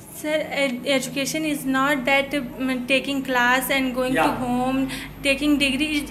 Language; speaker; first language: English; non-native, local second language; Hindi